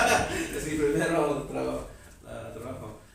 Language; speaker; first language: Spanish; non-native, learner; English